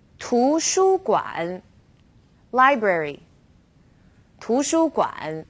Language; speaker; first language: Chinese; non-native, fluent; English